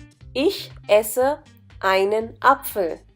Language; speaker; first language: German; non-native, fluent; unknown